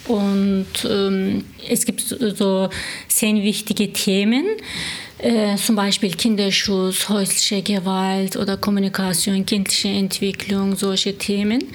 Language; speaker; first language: German; non-native, learner; Turkish